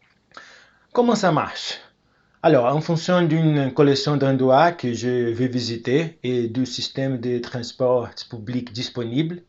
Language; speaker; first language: French; non-native, fluent; Portuguese